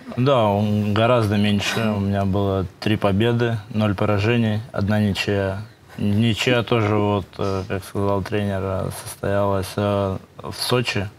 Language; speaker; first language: Russian; native; Russian